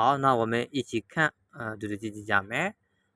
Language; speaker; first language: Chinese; non-native, fluent; Burmese